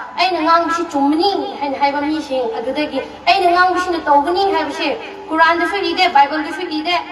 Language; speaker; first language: Manipuri; non-native, local second language; Tangkhul Naga (India)